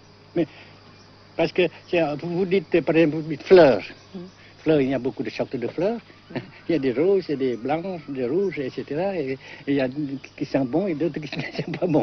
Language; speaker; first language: French; non-native, local second language; Vietnamese